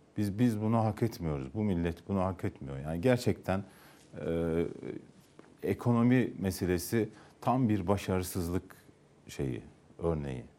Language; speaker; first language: Turkish; native; Turkish